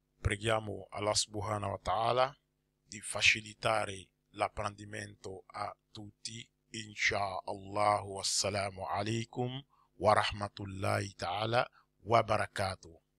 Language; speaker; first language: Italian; non-native, fluent; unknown